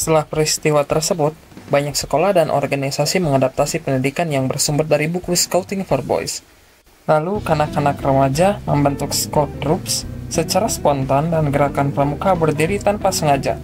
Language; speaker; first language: Indonesian; native; Indonesian